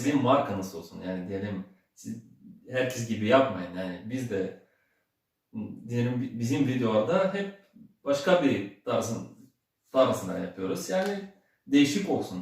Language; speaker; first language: Turkish; early bilingual, heritage; Turkish